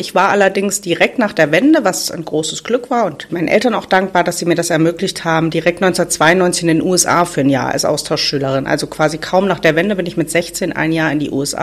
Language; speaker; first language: German; native; German